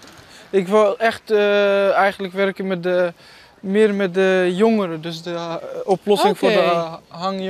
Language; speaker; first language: Dutch; early bilingual, other home language; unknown